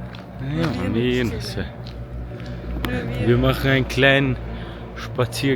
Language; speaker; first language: German; early bilingual, other home language; Bosnian